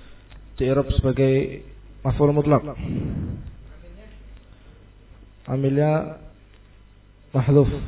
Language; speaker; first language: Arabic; non-native, learner; Indonesian